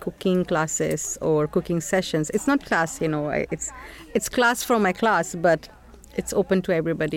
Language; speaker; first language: English; non-native, local second language; Hindi